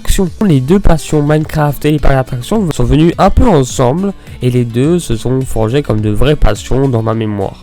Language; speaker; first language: French; native; French